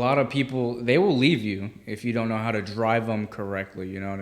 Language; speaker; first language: English; native; English